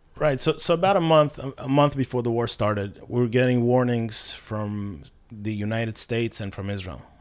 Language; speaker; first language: English; non-native, fluent; Russian